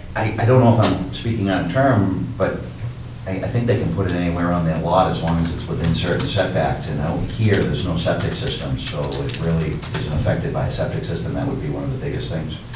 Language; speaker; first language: English; native; English